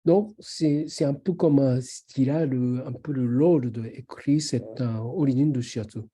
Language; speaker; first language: French; non-native, fluent; Japanese